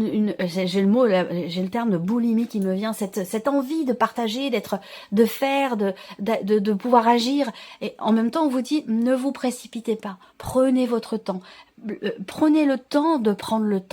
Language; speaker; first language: French; native; French